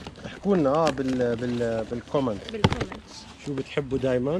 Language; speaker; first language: Arabic; native; Arabic